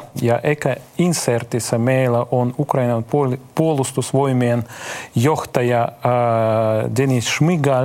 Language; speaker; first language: Finnish; non-native, fluent; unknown